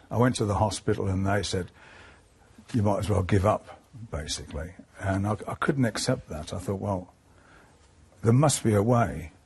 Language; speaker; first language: English; native; English